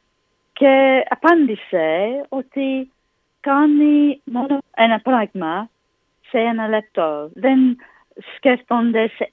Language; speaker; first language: Greek; non-native, learner; English